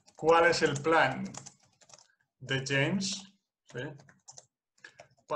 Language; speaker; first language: Spanish; non-native, fluent; English